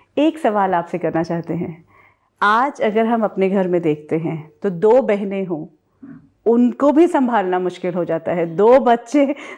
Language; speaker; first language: Hindi; native; Hindi